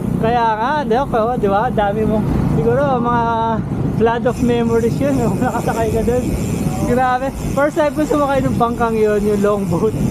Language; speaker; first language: Filipino; non-native, local second language; Pampanga